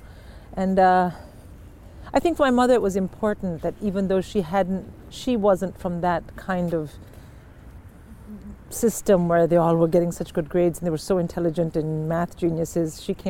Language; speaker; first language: English; non-native, local second language; Hindi